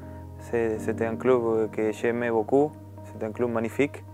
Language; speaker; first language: French; non-native, learner; Spanish